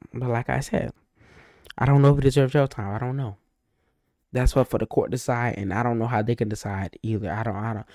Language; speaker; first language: English; native; English